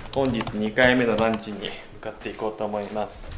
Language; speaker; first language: Japanese; native; Japanese